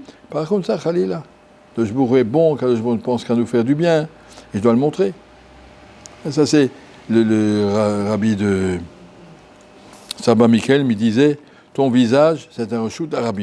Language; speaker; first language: French; native; French